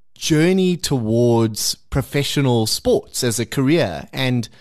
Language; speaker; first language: English; native; English